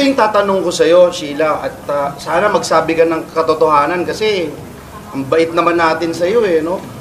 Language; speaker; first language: Filipino; native; Filipino